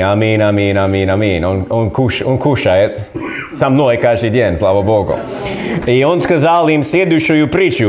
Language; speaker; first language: Russian; non-native, learner; English